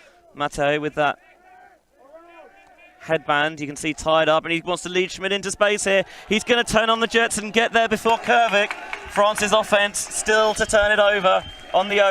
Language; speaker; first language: English; native; English